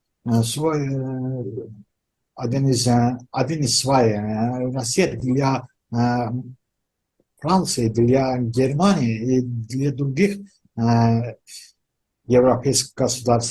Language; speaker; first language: Russian; non-native, fluent; Azerbaijani